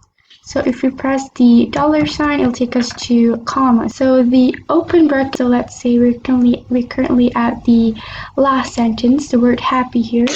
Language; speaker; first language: English; non-native, local second language; Malay